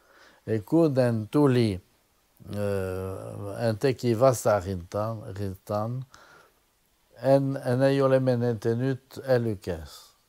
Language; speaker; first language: Finnish; non-native, fluent; French